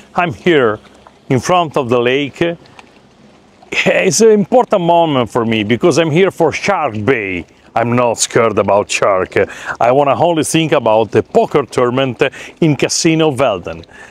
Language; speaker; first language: English; non-native, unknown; Italian